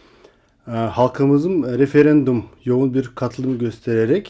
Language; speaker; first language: Turkish; non-native, learner; Kazakh